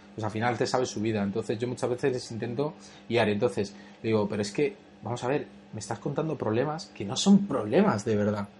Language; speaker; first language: Spanish; native; Spanish